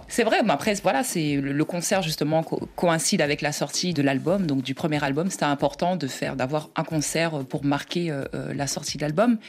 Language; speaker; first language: French; native; French